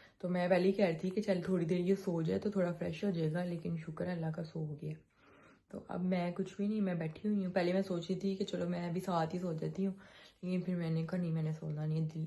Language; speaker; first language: Urdu; native; Urdu